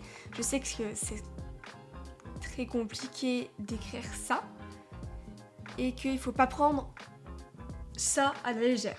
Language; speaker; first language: French; native; French